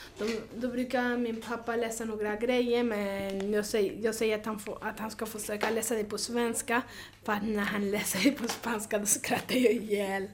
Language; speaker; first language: Swedish; early bilingual, heritage; Swedish